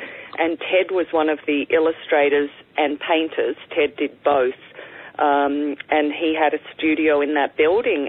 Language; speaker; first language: English; native; English